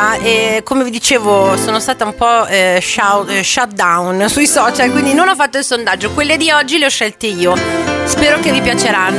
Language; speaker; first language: Italian; native; Italian